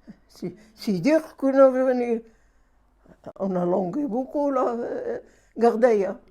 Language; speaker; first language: French; non-native, learner; Arabic